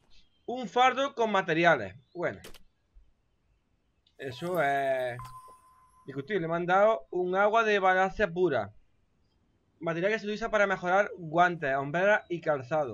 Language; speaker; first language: Spanish; native; Spanish